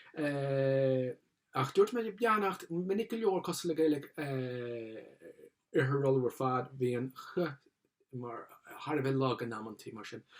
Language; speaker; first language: Irish; non-native, local second language; English